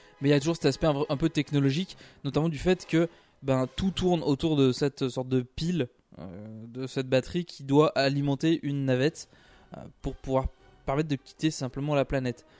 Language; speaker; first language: French; native; French